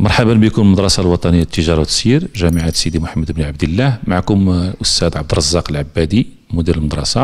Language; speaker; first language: Arabic; native; Arabic